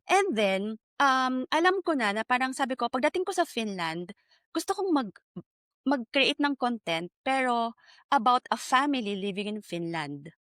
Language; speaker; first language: Filipino; native; Filipino